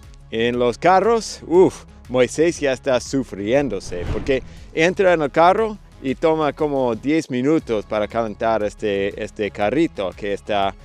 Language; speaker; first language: Spanish; non-native, fluent; English